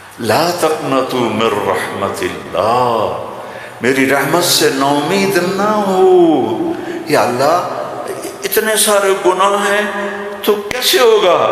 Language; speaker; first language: Urdu; non-native, local second language; Punjabi